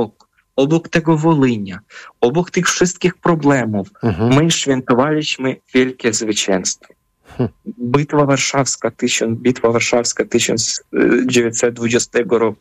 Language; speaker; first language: Polish; non-native, fluent; Ukrainian